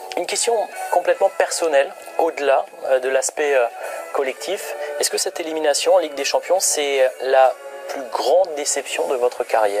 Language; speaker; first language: French; native; French